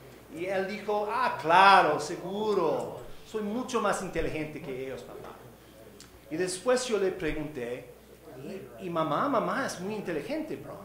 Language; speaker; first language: Spanish; non-native, fluent; English